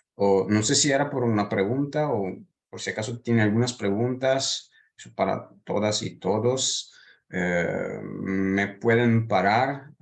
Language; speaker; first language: Spanish; non-native, fluent; Italian